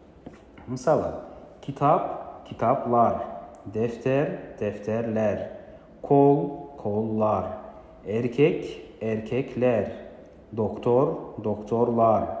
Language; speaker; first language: Turkish; non-native, fluent; Kazakh